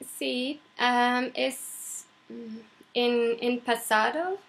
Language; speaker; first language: Spanish; non-native, learner; English